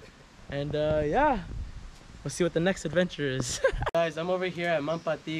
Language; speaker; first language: English; native; English